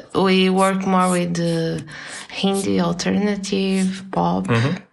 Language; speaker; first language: English; non-native, fluent; Portuguese